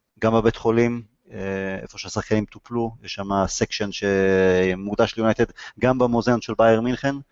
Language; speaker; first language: Hebrew; native; Hebrew